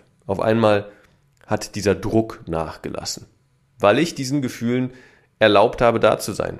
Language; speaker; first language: German; native; German